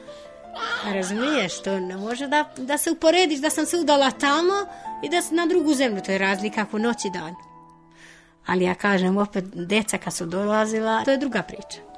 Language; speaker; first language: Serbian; non-native, fluent; Albanian